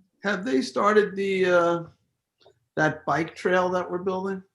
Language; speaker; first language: English; native; English